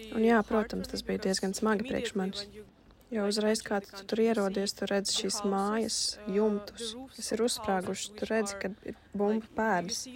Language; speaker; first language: Latvian; non-native, fluent; Russian